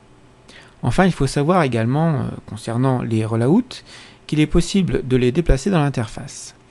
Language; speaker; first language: French; native; French